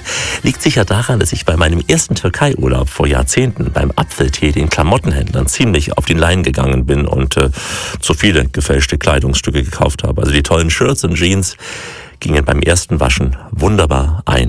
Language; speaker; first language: German; native; German